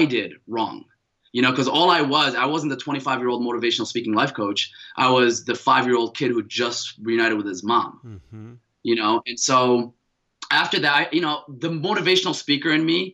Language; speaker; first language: English; native; English